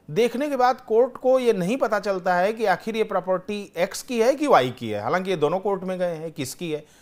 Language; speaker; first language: Hindi; native; Hindi